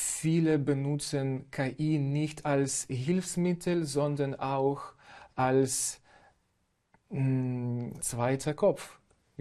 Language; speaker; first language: German; non-native, fluent; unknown